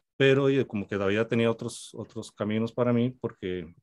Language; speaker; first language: Spanish; native; Spanish